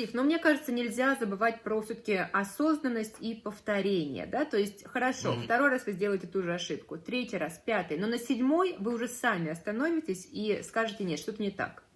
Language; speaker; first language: Russian; native; Russian